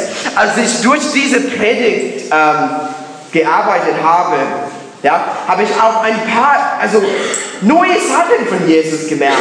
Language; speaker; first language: German; non-native, learner; English